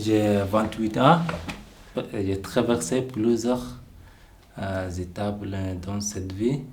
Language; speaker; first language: French; non-native, learner; Arabic